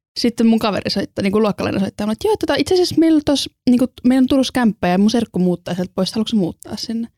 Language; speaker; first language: Finnish; early bilingual, other home language; Estonian